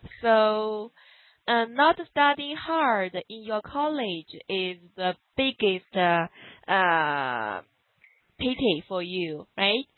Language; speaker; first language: English; non-native, fluent; Chinese